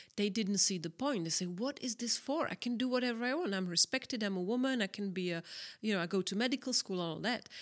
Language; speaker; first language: English; non-native, fluent; Czech